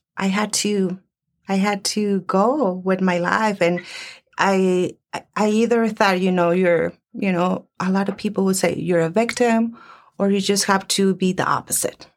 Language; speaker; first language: English; early bilingual, other home language; Spanish